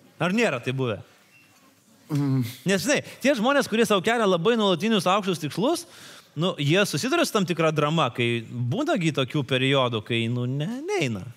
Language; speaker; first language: Lithuanian; native; Lithuanian